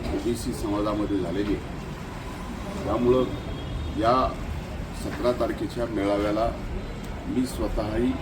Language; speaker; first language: Marathi; native; Marathi